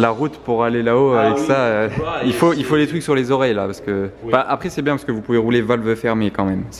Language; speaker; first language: French; native; French